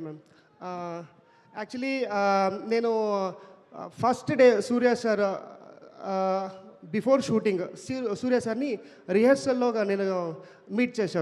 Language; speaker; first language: Telugu; non-native, learner; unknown